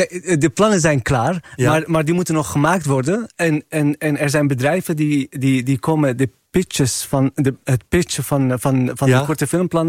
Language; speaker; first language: Dutch; non-native, fluent; Arabic